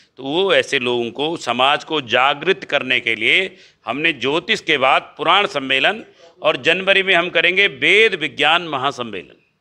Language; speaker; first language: Hindi; native; Hindi